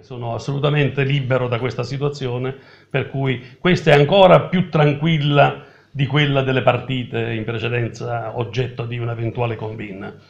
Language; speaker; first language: Italian; native; Italian